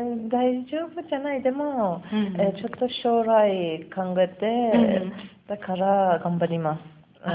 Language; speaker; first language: Japanese; non-native, learner; Persian